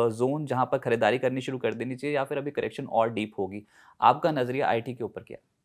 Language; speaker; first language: Hindi; native; Hindi